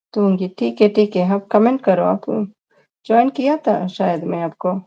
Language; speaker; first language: Hindi; non-native, local second language; Kannada